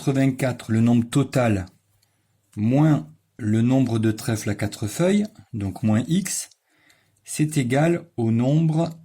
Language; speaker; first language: French; native; French